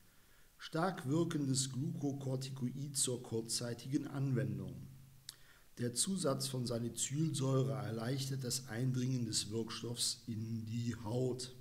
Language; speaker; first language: German; native; German